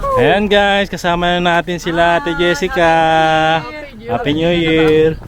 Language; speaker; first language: Filipino; native; Filipino